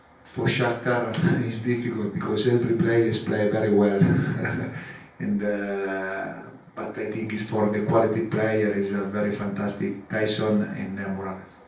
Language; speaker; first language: English; non-native, learner; Italian